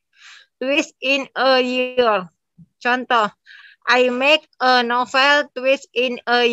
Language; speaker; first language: English; non-native, learner; Indonesian